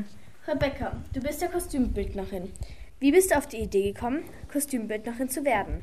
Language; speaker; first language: German; native; German